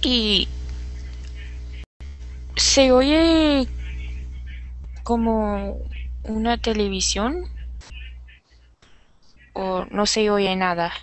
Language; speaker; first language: Spanish; non-native, learner; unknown